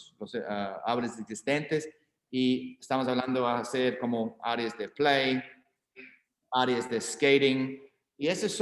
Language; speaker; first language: Spanish; non-native, learner; English